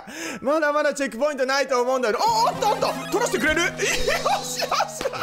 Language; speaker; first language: Japanese; native; Japanese